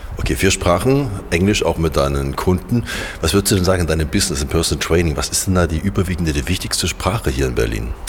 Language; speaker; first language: German; native; German